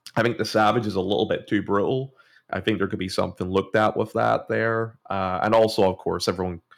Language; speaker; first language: English; native; English